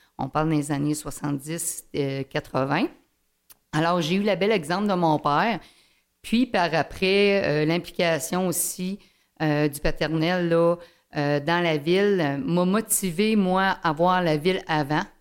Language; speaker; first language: French; native; French